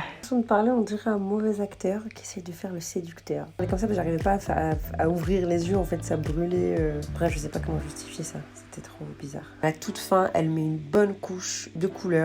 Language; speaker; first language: French; native; French